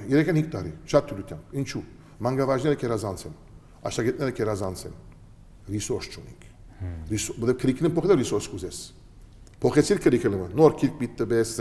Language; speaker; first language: Armenian; early bilingual, heritage; Armenian